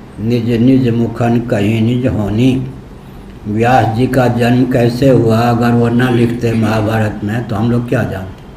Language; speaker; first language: Hindi; non-native, local second language; Maithili